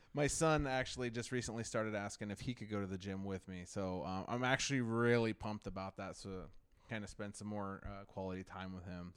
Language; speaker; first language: English; native; English